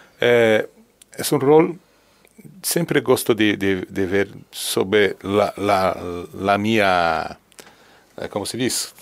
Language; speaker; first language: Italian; non-native, learner; Portuguese